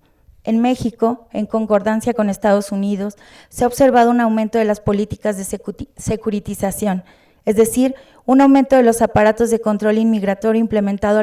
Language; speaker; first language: Spanish; native; Spanish